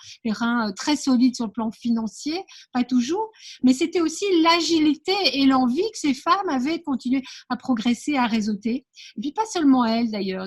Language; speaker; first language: French; native; French